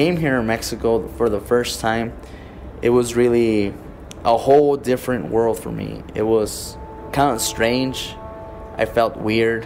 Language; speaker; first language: English; native; English